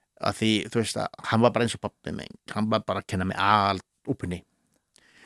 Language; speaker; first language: Icelandic; non-native, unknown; Spanish